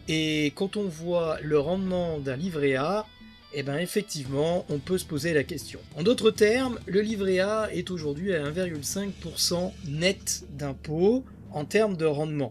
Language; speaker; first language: French; native; French